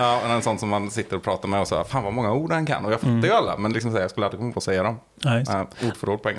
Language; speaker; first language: Swedish; native; Swedish